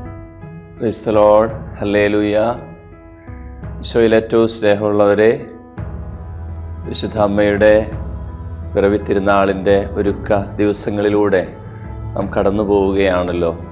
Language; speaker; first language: Malayalam; native; Malayalam